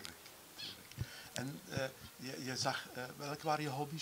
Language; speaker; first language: Dutch; native; Dutch